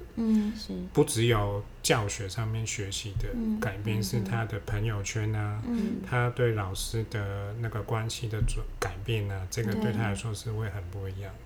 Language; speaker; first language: Chinese; non-native, fluent; Cantonese